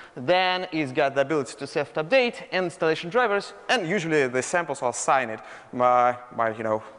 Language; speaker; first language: English; non-native, fluent; Russian